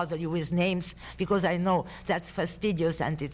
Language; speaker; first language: English; non-native, fluent; Romanian